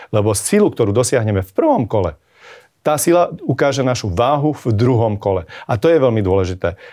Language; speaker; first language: Slovak; non-native, local second language; Hungarian